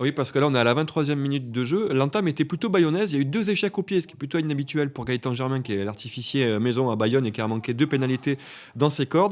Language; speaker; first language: French; native; French